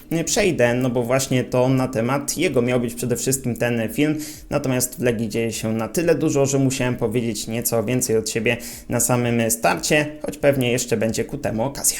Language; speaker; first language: Polish; native; Polish